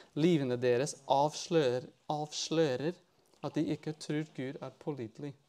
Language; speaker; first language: Norwegian; non-native, fluent; English